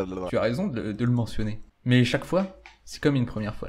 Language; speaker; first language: French; native; French